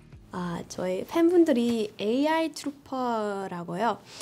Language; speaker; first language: Korean; non-native, fluent; English